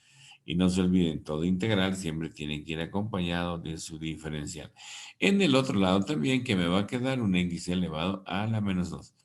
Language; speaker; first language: Spanish; native; Spanish